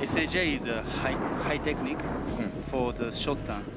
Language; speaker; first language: English; non-native, learner; Japanese